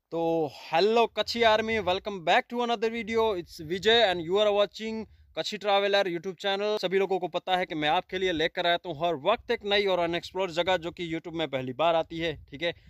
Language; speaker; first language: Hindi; non-native, local second language; Kachhi